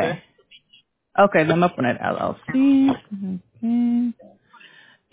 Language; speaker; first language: Spanish; early bilingual, heritage; Spanish